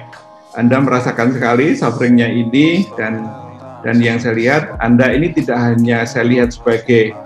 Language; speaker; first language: Indonesian; native; Indonesian